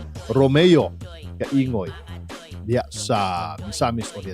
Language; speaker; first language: Cebuano; native; Cebuano